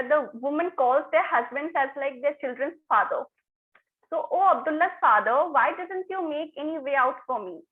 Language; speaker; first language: English; non-native, local second language; Bangla